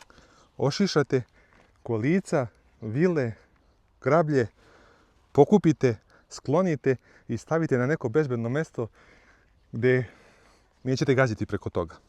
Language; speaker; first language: Croatian; native; Croatian